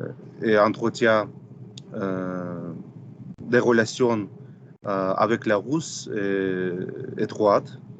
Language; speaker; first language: French; non-native, fluent; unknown